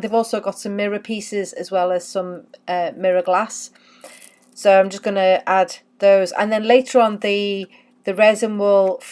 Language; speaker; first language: English; native; English